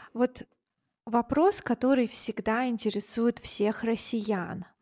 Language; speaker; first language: Russian; native; Russian